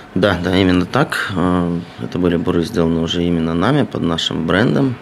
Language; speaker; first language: Russian; native; Russian